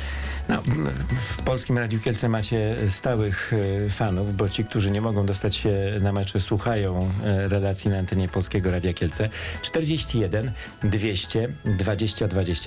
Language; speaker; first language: Polish; native; Polish